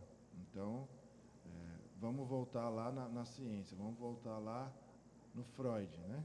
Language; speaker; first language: Portuguese; native; Portuguese